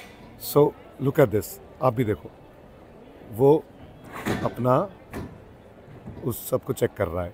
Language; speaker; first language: Hindi; native; Hindi